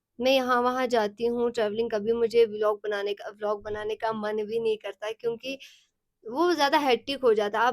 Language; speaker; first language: Hindi; non-native, local second language; Sicilian